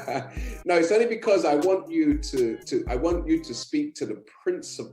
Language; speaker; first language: English; native; English